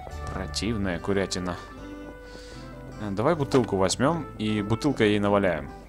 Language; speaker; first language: Russian; native; Russian